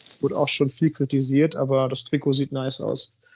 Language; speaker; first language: German; native; German